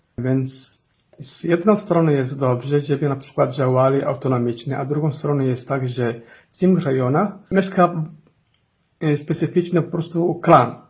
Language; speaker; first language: Polish; non-native, fluent; Somali